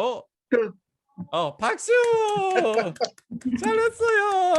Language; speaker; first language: Korean; non-native, fluent; English